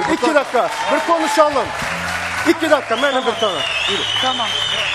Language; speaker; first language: Turkish; non-native, learner; Turkmen